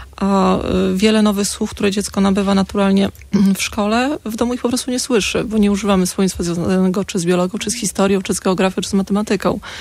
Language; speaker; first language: Polish; native; Polish